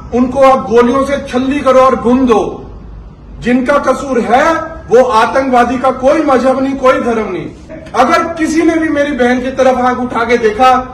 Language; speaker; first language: Hindi; non-native, local second language; Punjabi